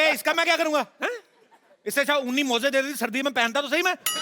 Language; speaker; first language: Hindi; native; Hindi